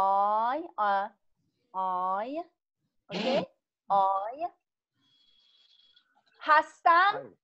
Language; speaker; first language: English; non-native, learner; Persian